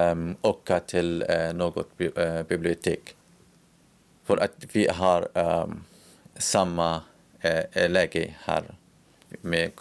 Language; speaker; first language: Swedish; non-native, learner; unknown